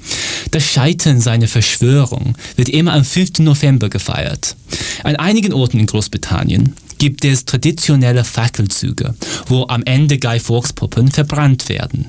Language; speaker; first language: German; non-native, fluent; English